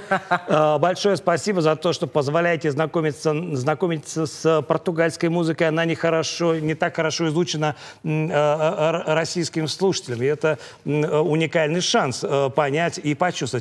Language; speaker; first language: Russian; native; Russian